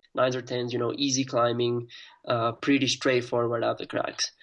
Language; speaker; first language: English; non-native, fluent; Spanish